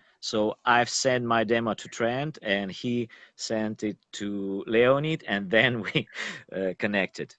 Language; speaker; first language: English; non-native, learner; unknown